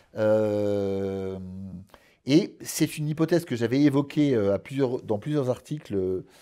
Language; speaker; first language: French; native; French